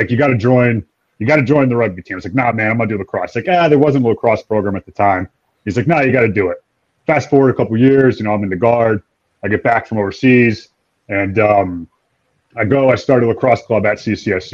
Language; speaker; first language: English; native; English